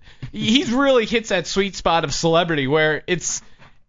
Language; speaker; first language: English; native; English